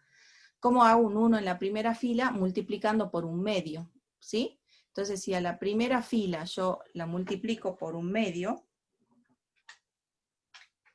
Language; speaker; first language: Spanish; native; Spanish